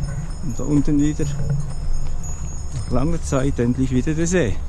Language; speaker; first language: German; native; German